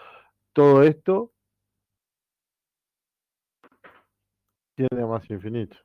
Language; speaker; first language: Spanish; native; Spanish